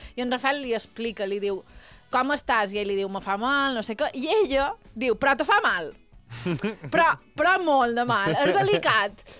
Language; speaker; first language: Catalan; native; Catalan